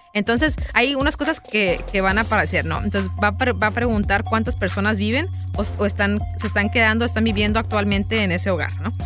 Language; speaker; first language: Spanish; native; Spanish